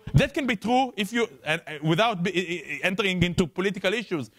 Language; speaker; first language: English; non-native, fluent; Hebrew